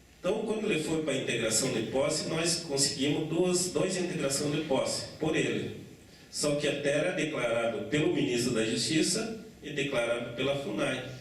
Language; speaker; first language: Portuguese; non-native, local second language; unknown